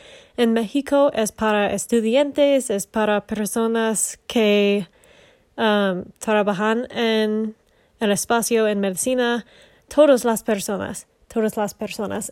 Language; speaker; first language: Spanish; non-native, learner; English